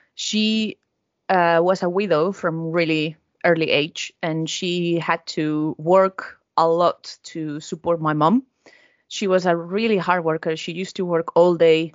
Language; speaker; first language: English; non-native, fluent; Spanish